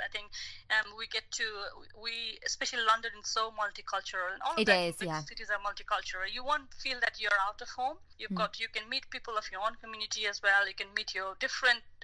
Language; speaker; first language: English; non-native, local second language; Nepali